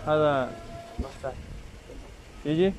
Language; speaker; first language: Arabic; non-native, learner; Tajik